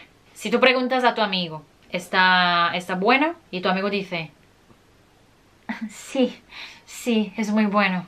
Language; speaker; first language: Spanish; non-native, fluent; Korean